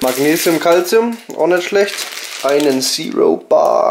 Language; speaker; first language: German; native; German